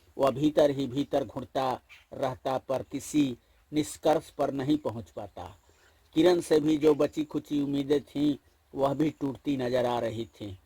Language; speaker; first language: Hindi; native; Hindi